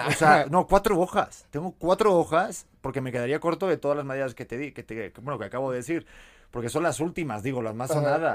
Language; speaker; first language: Spanish; native; Spanish